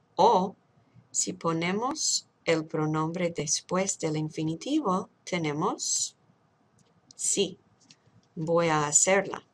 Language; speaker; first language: Spanish; non-native, fluent; English